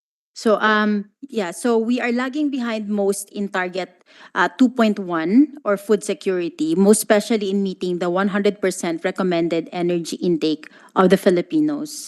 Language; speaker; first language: English; non-native, local second language; Filipino